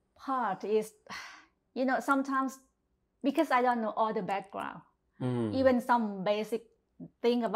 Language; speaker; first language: English; non-native, fluent; Thai